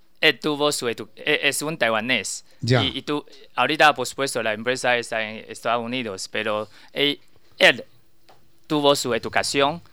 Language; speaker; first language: Spanish; non-native, learner; Chinese